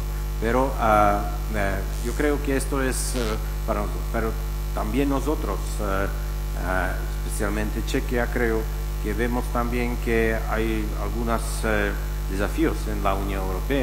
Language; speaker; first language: Spanish; non-native, fluent; Czech